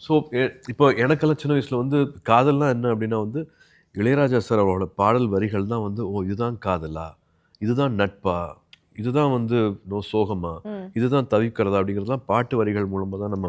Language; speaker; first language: Tamil; native; Tamil